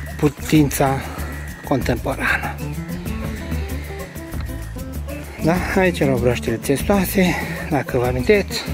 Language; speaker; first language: Romanian; native; Romanian